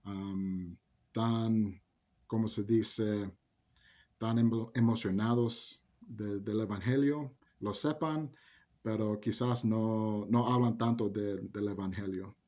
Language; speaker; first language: Spanish; early bilingual, heritage; Spanish